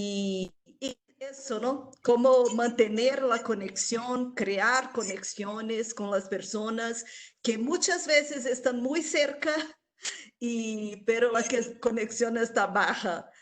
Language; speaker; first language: Spanish; non-native, local second language; Portuguese